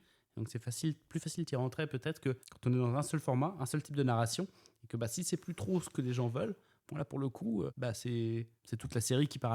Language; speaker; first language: French; native; French